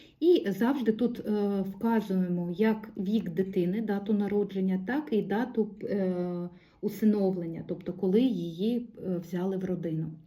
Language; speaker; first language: Ukrainian; non-native, local second language; Russian